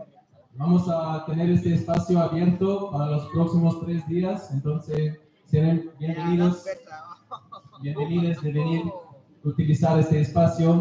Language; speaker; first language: Spanish; non-native, learner; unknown